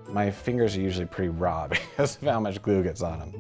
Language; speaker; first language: English; native; English